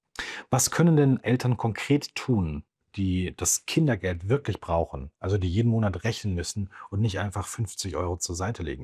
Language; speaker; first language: German; native; German